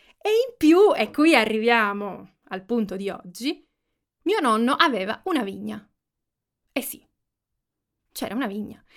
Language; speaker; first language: Italian; native; Italian